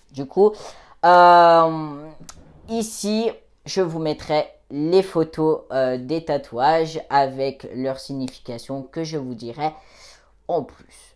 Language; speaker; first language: French; native; French